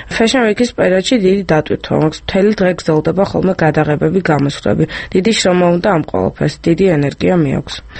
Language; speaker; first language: Georgian; early bilingual, other home language; French